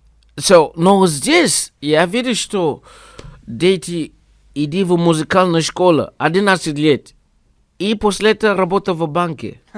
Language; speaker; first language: Russian; non-native, learner; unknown